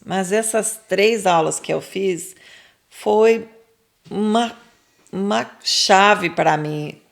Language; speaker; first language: Portuguese; non-native, fluent; English